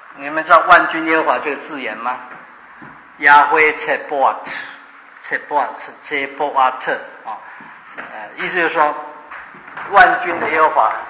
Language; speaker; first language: Chinese; native; Chinese